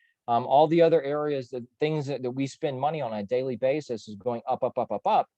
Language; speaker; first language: English; native; English